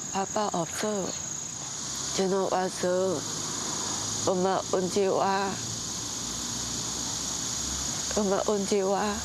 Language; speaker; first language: Korean; non-native, learner; Vietnamese